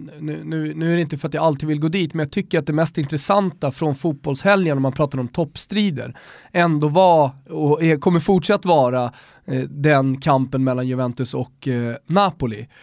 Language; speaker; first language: Swedish; native; Swedish